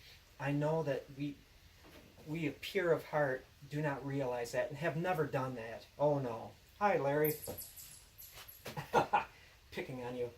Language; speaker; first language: English; native; English